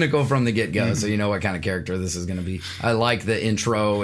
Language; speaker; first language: English; native; English